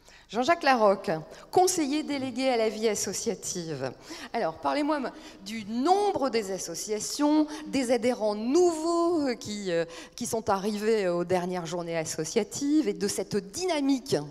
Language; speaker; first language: French; native; French